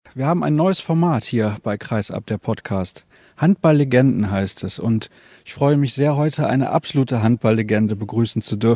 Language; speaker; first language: German; native; German